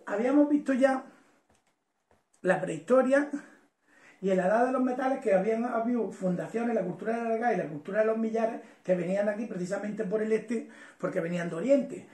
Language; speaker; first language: Spanish; native; Spanish